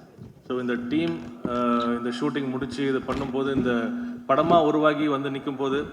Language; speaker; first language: Tamil; native; Tamil